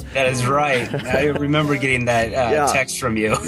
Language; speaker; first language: English; native; English